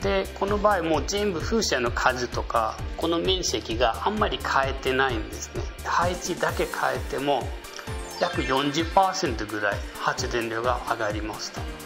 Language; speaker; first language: Japanese; non-native, fluent; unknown